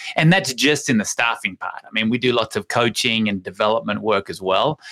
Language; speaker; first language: English; native; English